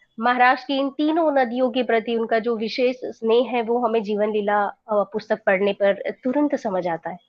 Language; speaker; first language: Hindi; non-native, local second language; Gujarati